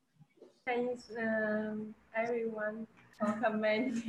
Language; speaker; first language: English; non-native, learner; Vietnamese